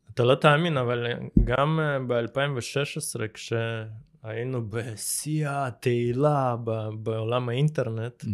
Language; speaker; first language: Hebrew; early bilingual, other home language; Russian